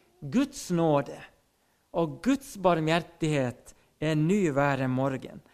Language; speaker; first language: Norwegian; non-native, fluent; Finnish